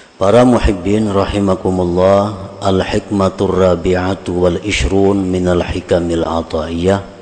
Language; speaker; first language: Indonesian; non-native, local second language; Banjar